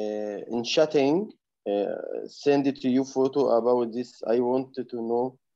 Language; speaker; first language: English; non-native, learner; Arabic